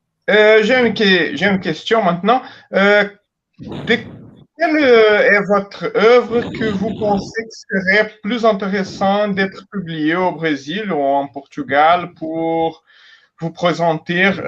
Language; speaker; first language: French; non-native, fluent; Portuguese